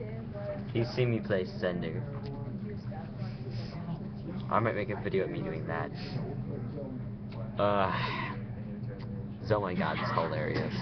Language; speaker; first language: English; native; English